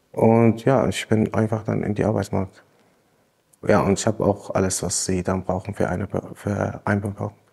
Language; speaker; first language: German; non-native, fluent; Arabic